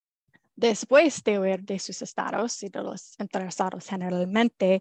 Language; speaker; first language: Spanish; non-native, fluent; English